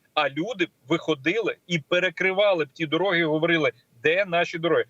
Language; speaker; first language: Ukrainian; non-native, local second language; Russian